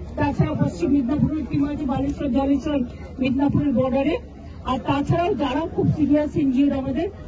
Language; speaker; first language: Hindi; non-native, local second language; Bangla